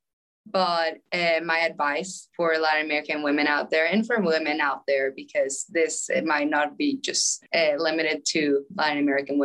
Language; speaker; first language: English; non-native, fluent; Spanish